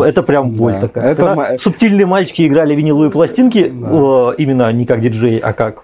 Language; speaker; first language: Russian; native; Russian